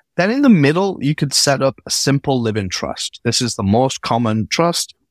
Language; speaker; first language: English; native; English